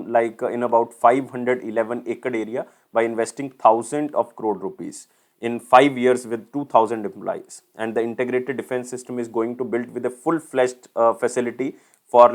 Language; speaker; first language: English; non-native, local second language; Hindi